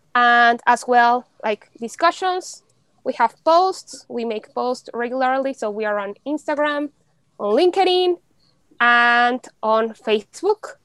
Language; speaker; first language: English; non-native, fluent; Spanish